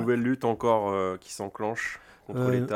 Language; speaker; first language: French; native; French